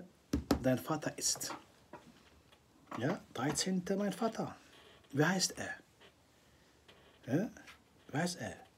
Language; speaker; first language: German; non-native, fluent; Arabic